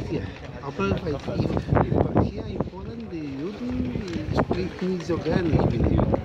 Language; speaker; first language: German; non-native, learner; Polish